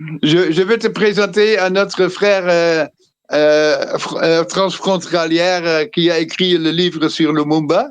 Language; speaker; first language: French; non-native, fluent; Dutch